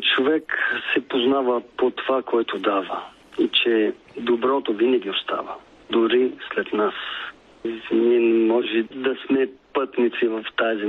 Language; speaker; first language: Bulgarian; non-native, fluent; Italian